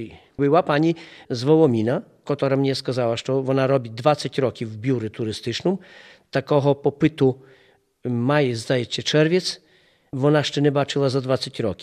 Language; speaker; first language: Polish; non-native, local second language; Ukrainian